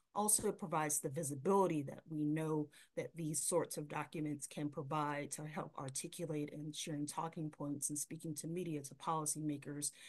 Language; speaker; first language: English; native; English